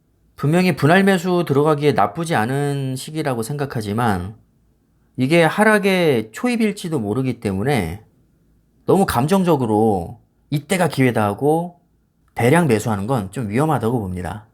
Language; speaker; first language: Korean; native; Korean